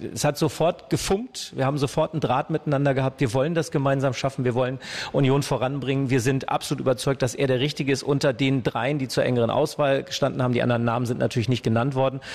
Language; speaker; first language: German; native; German